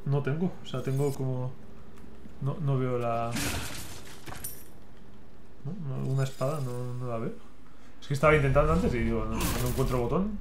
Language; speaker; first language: Spanish; native; Spanish